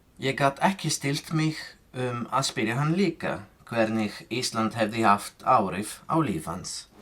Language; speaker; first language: Icelandic; non-native, fluent; Italian